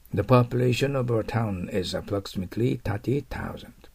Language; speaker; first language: English; non-native, fluent; Japanese